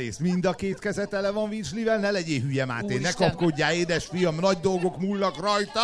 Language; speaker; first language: Hungarian; native; Hungarian